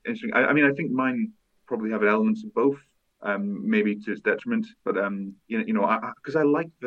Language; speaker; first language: English; native; English